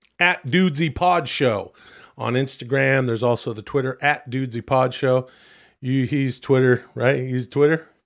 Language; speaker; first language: English; native; English